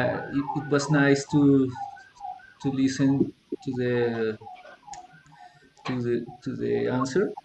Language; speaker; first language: English; non-native, learner; Spanish